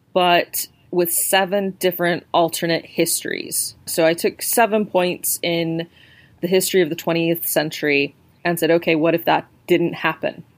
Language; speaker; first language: English; native; English